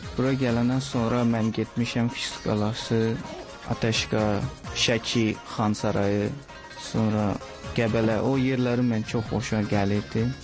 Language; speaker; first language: Azerbaijani; non-native, learner; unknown